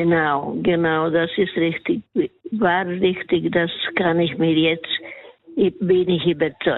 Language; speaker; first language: German; non-native, learner; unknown